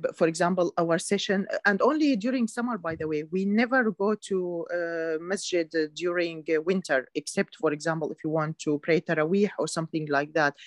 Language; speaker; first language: English; non-native, learner; Arabic